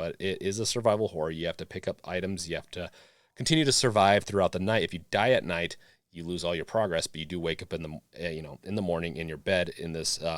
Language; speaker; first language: English; native; English